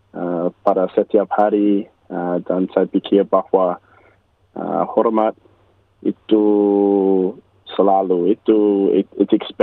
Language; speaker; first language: Indonesian; non-native, learner; English